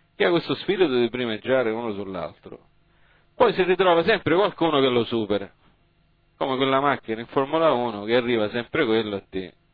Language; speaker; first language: Italian; early bilingual, heritage; English